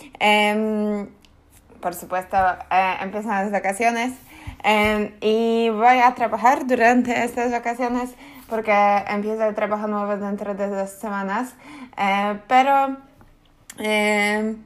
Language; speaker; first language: Spanish; non-native, learner; Polish